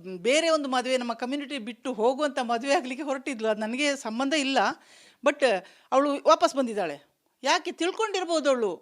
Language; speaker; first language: Kannada; non-native, local second language; Kodava